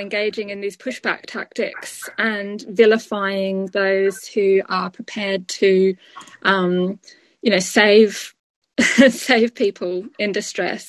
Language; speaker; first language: English; native; English